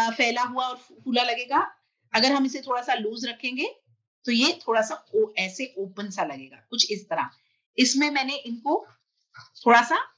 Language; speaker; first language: Hindi; native; Hindi